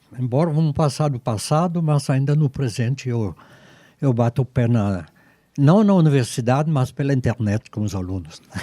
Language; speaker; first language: Portuguese; non-native, fluent; French